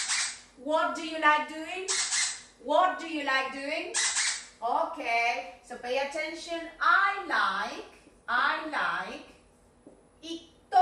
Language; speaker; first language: English; non-native, fluent; Spanish